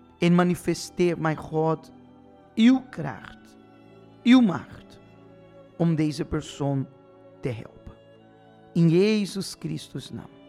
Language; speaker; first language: Dutch; non-native, fluent; Portuguese